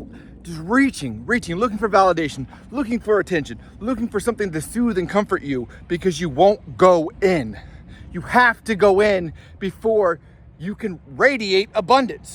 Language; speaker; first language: English; native; English